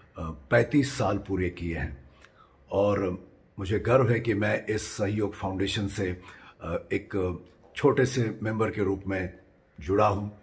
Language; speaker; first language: Hindi; non-native, local second language; Marathi